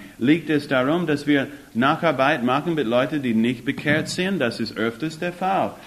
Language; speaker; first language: German; non-native, fluent; English